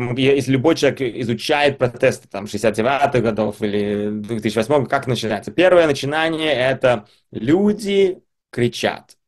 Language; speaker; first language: Russian; early bilingual, heritage; Russian